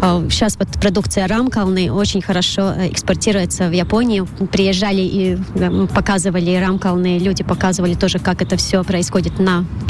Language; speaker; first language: Russian; non-native, local second language; Latvian